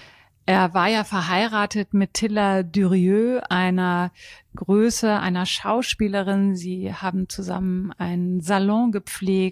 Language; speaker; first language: German; native; German